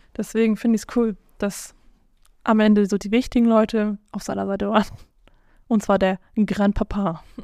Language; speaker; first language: German; non-native, fluent; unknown